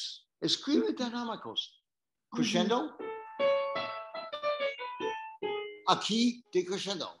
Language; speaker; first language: Spanish; non-native, learner; English